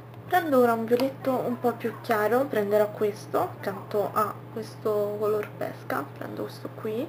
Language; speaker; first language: Italian; native; Italian